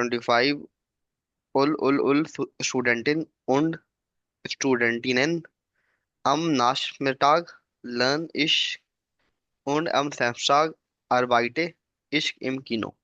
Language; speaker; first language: German; non-native, learner; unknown